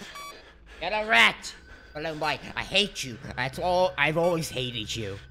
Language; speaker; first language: English; native; English